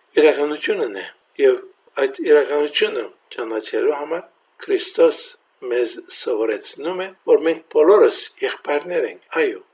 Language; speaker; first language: Armenian; early bilingual, heritage; Armenian